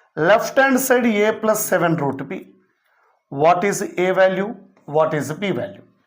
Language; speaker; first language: English; non-native, local second language; Telugu